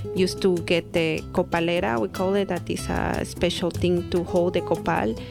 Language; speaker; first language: English; non-native, fluent; Spanish